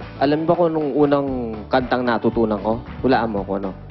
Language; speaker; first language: Filipino; native; Filipino